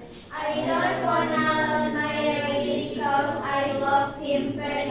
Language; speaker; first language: English; non-native, learner; Indonesian